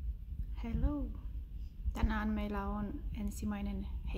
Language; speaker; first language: Finnish; non-native, learner; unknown